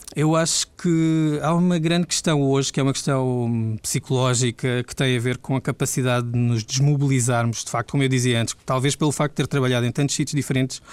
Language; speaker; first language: Portuguese; native; Portuguese